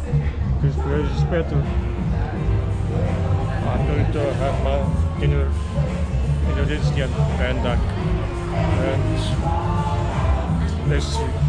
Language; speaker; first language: English; non-native, learner; Turkish